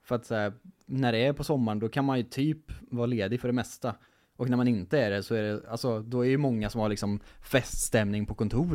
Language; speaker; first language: Swedish; native; Swedish